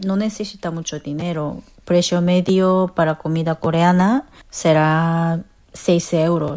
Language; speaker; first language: Spanish; non-native, fluent; Korean